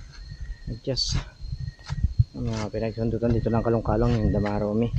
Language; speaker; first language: Filipino; native; Filipino